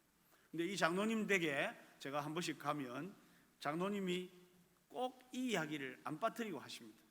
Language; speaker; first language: Korean; native; Korean